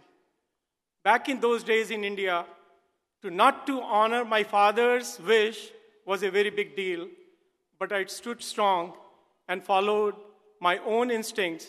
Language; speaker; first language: English; non-native, local second language; Hindi